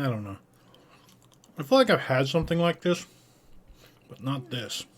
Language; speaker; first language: English; native; English